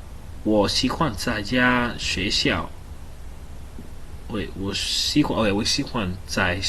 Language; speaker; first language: Chinese; non-native, learner; English